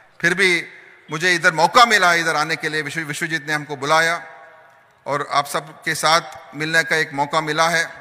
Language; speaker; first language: Hindi; non-native, local second language; Kannada